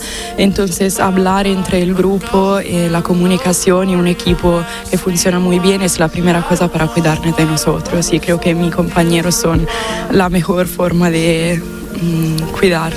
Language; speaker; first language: Spanish; non-native, fluent; Italian